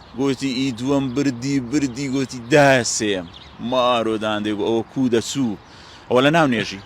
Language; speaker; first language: Central Kurdish; native; Central Kurdish